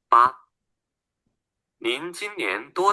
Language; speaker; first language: Chinese; non-native, learner; Bangla